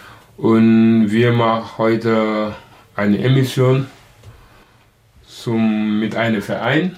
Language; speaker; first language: German; non-native, learner; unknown